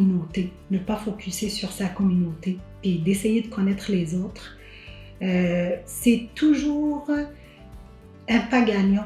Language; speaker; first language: French; non-native, local second language; Arabic